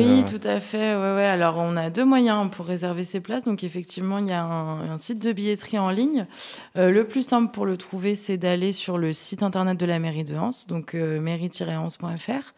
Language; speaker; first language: French; native; French